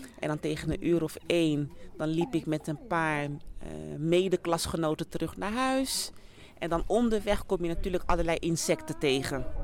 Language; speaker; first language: Dutch; early bilingual, other home language; Sranan Tongo